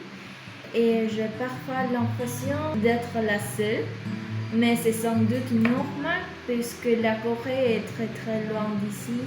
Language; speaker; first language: French; non-native, fluent; Korean